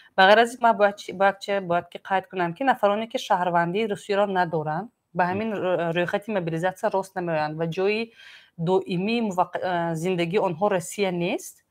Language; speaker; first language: Tajik; native; Tajik